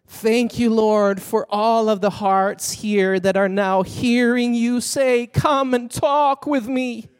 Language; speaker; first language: English; non-native, fluent; Swedish